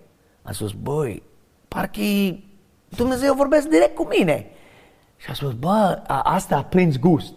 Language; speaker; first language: Romanian; non-native, learner; English